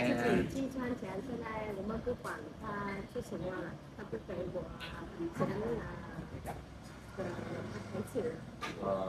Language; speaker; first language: Chinese; non-native, learner; Vietnamese